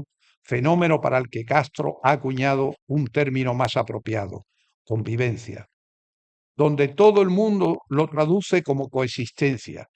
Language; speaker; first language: Spanish; native; Spanish